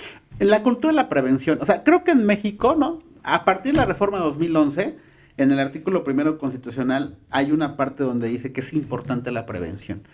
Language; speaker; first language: Spanish; native; Spanish